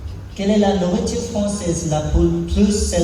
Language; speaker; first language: French; non-native, learner; Sinhala